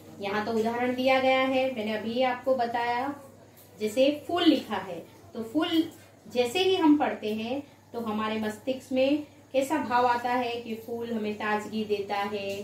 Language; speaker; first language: Hindi; non-native, local second language; Gujarati